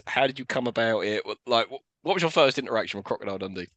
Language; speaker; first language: English; native; English